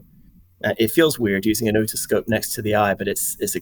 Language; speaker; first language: English; native; English